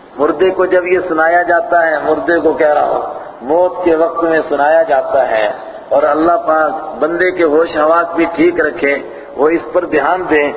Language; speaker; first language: Urdu; native; Urdu